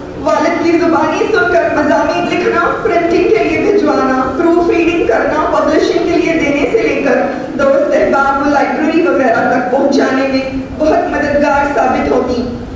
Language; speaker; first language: Urdu; native; Urdu